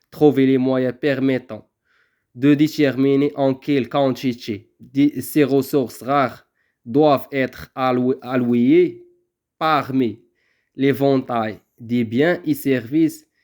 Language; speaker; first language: French; non-native, local second language; Arabic